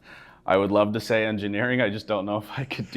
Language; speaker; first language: English; native; English